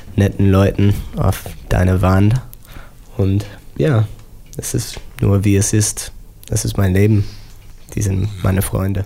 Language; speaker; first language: German; non-native, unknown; English